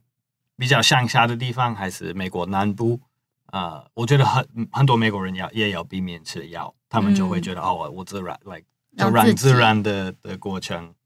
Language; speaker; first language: Chinese; non-native, fluent; English